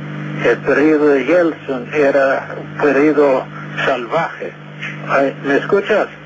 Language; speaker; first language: Spanish; non-native, fluent; English